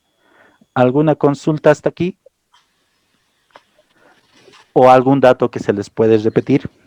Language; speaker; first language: Spanish; native; Spanish